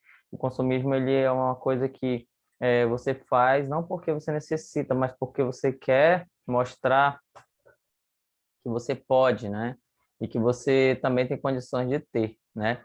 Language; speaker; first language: Portuguese; native; Portuguese